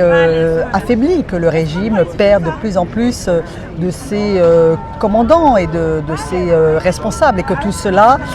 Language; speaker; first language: French; native; French